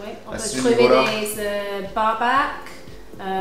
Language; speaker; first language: French; non-native, fluent; English